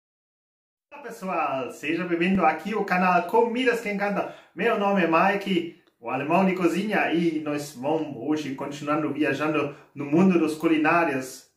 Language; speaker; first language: Portuguese; non-native, learner; German